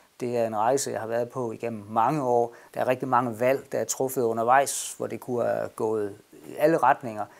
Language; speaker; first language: Danish; native; Danish